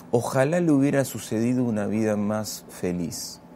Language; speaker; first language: Spanish; native; Spanish